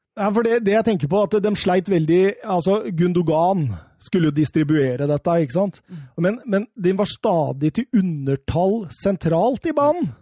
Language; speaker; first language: Norwegian; native; Norwegian